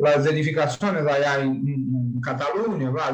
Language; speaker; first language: Spanish; non-native, learner; Portuguese